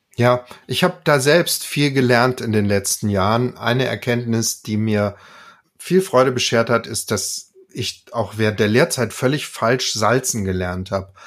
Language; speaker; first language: German; native; German